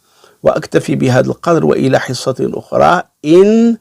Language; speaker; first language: Arabic; native; Arabic